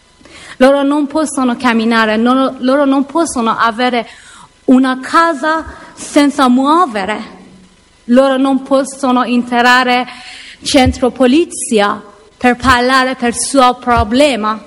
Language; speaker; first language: Italian; non-native, learner; Persian